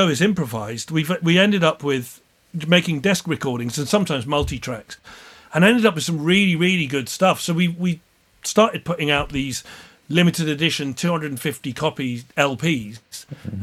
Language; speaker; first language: English; native; English